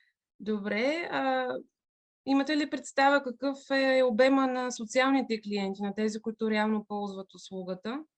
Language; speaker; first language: Bulgarian; native; Bulgarian